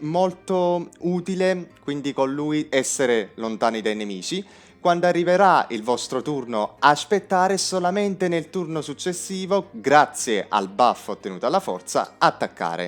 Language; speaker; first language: Italian; native; Italian